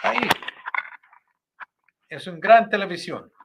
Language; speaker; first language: Spanish; non-native, fluent; English